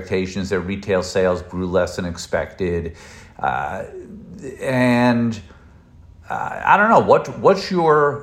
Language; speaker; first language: English; native; English